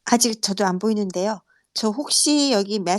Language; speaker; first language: Korean; native; Korean